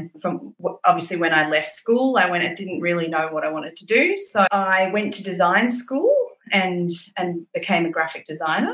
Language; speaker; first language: English; native; English